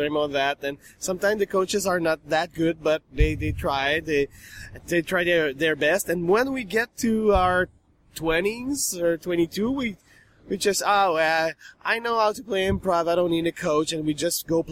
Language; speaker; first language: English; non-native, fluent; French